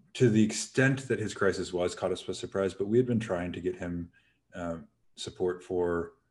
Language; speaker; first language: English; native; English